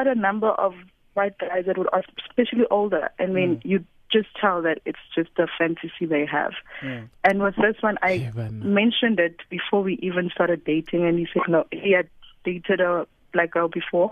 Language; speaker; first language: English; non-native, local second language; Swati